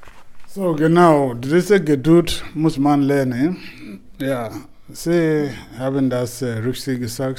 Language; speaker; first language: German; non-native, learner; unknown